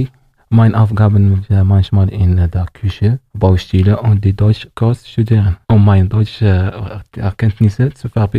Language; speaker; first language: German; non-native, learner; Arabic